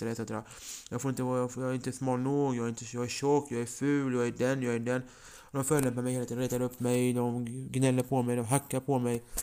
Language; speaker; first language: Swedish; early bilingual, other home language; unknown